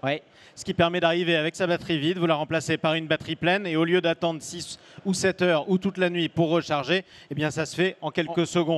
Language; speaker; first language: French; native; French